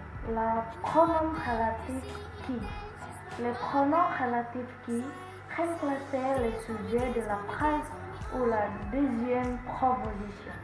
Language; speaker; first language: French; non-native, learner; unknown